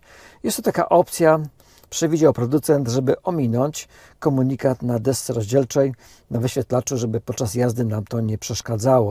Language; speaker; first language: Polish; native; Polish